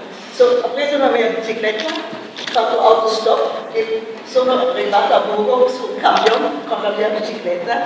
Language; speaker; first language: Italian; non-native, fluent; German